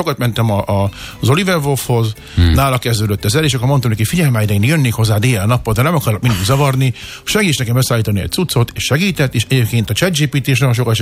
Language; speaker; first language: Hungarian; native; Hungarian